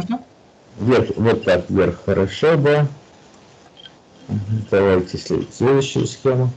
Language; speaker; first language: Russian; native; Russian